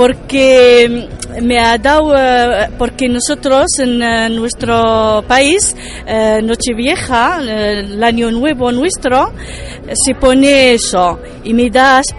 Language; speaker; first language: Spanish; non-native, learner; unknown